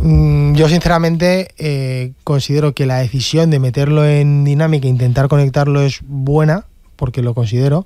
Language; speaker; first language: Spanish; native; Spanish